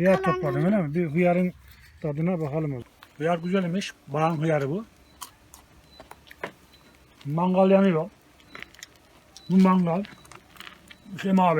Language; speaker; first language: Turkish; native; Turkish